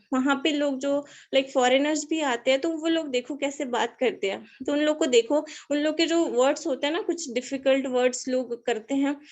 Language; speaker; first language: Hindi; non-native, local second language; Marathi